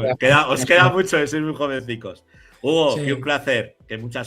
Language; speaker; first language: Spanish; native; Spanish